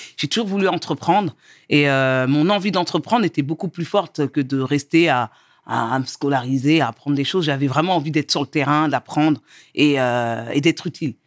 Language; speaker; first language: French; early bilingual, other home language; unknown